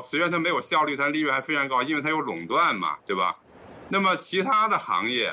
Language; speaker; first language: Chinese; native; Chinese